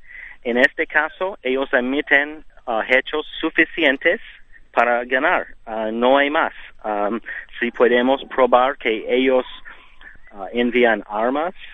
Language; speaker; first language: Spanish; non-native, learner; English